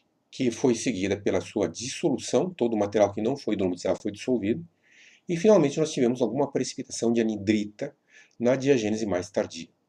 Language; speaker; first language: Portuguese; native; Portuguese